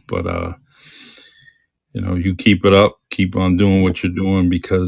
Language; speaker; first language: English; native; English